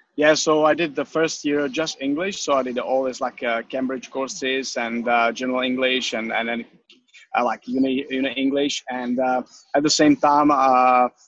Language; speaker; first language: English; non-native, fluent; Czech